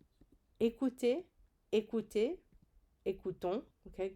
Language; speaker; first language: French; non-native, fluent; English